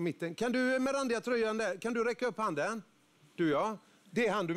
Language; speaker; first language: Swedish; native; Swedish